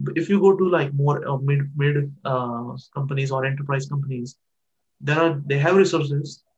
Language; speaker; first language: English; non-native, local second language; Marathi